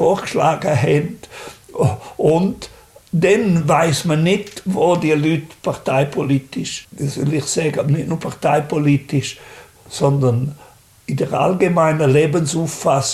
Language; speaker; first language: German; native; German